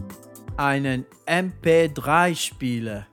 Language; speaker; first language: German; non-native, fluent; English